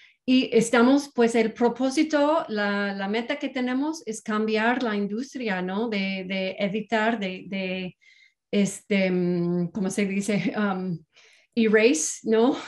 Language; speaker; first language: Spanish; non-native, fluent; English